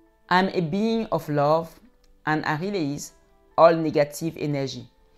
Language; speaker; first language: English; non-native, learner; French